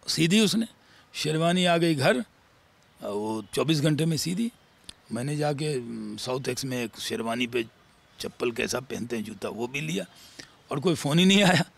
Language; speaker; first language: Hindi; native; Hindi